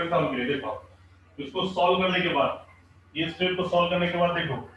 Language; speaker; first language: Hindi; non-native, local second language; Marathi